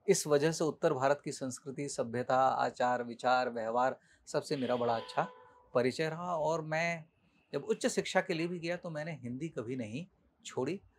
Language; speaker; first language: Hindi; native; Hindi